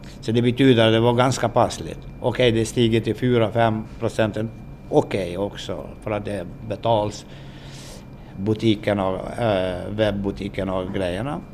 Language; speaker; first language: Swedish; non-native, fluent; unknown